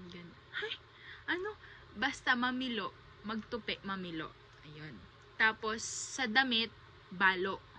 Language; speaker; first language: Filipino; native; Filipino